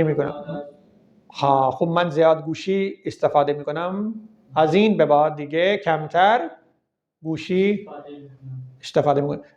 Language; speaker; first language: Persian; non-native, fluent; Urdu